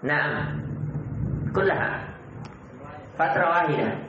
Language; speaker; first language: Arabic; non-native, fluent; Indonesian